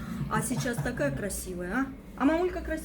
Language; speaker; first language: Russian; native; Russian